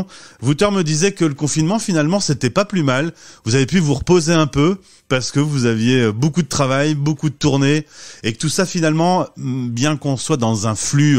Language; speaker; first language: French; native; French